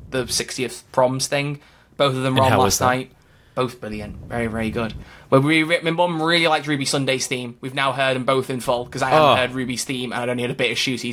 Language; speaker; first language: English; native; English